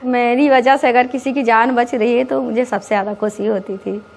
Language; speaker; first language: Hindi; native; Hindi